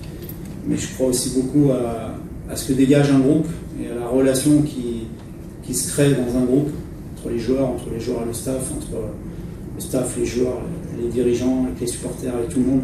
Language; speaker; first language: French; native; French